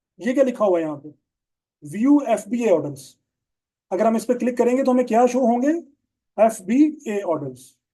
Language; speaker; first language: Urdu; non-native, local second language; Punjabi